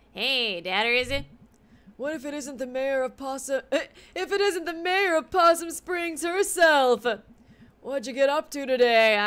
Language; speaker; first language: English; native; English